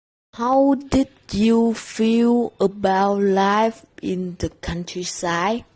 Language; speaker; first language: English; non-native, learner; Vietnamese